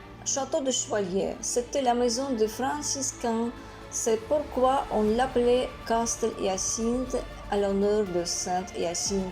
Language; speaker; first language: French; non-native, fluent; Russian